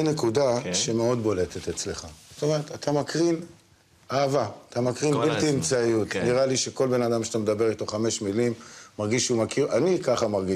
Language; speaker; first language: Hebrew; native; Hebrew